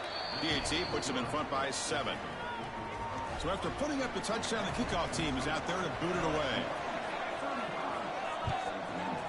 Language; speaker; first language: English; native; English